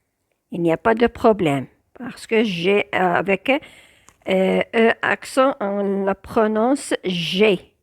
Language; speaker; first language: French; non-native, local second language; Arabic